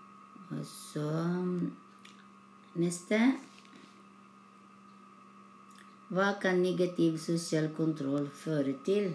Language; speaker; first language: Norwegian; non-native, learner; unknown